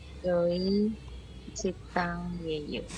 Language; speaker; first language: Korean; non-native, learner; Indonesian